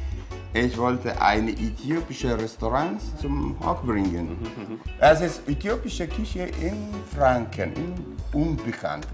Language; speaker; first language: German; non-native, learner; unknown